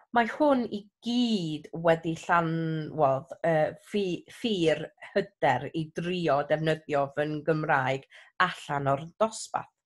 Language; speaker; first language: Welsh; non-native, local second language; English